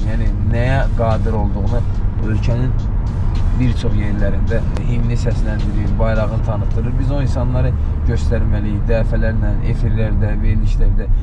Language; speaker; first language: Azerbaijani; native; Azerbaijani